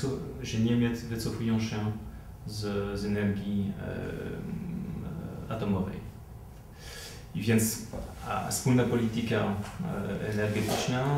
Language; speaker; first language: Polish; non-native, fluent; French